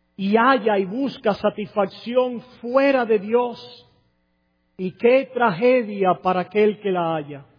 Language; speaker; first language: Spanish; native; Spanish